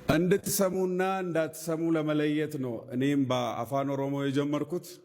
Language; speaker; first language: Amharic; non-native, local second language; Oromo